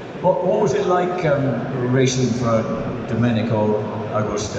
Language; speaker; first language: English; native; English